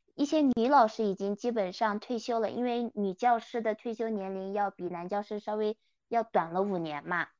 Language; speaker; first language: Chinese; non-native, local second language; Kyrgyz